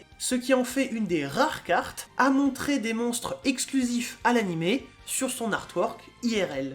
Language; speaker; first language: French; native; French